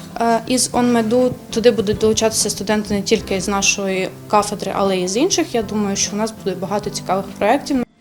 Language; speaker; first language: Ukrainian; native; Ukrainian